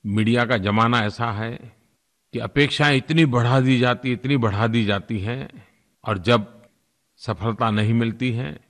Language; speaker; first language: Hindi; non-native, local second language; Gujarati